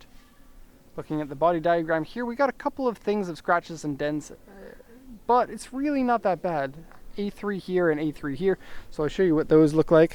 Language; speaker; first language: English; native; English